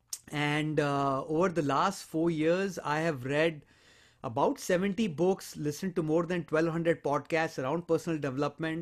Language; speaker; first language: English; non-native, local second language; Hindi